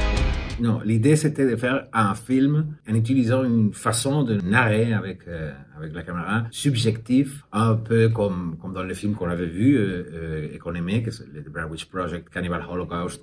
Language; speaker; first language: French; non-native, fluent; Spanish